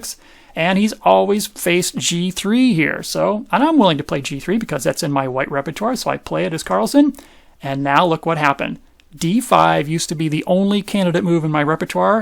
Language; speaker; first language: English; native; English